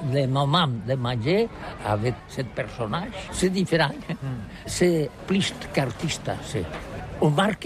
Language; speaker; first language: French; non-native, learner; Catalan